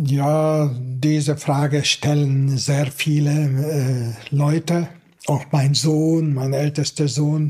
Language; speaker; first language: German; non-native, fluent; Hungarian